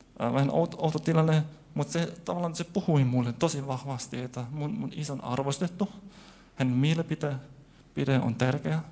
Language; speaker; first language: Finnish; non-native, fluent; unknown